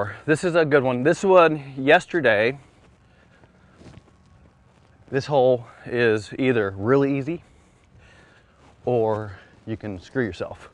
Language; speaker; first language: English; native; English